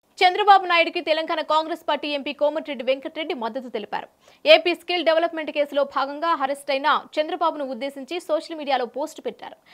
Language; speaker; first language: Telugu; native; Telugu